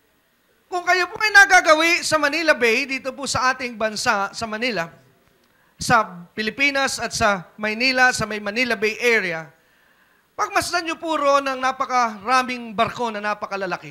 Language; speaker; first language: Filipino; native; Filipino